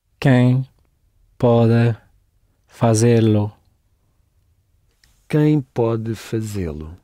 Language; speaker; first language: Portuguese; non-native, learner; English